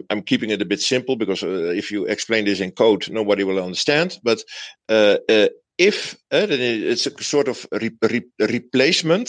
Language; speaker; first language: English; non-native, fluent; Dutch